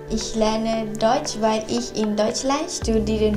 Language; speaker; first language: German; non-native, learner; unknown